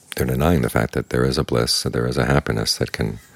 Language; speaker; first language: English; native; English